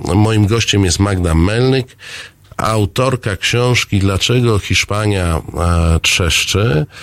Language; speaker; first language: Polish; native; Polish